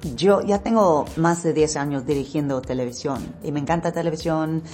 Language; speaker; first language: Spanish; non-native, learner; English